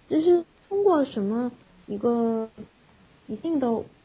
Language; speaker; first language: Chinese; non-native, fluent; Korean